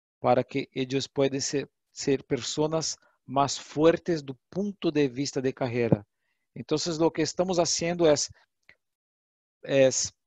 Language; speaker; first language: Portuguese; non-native, learner; Spanish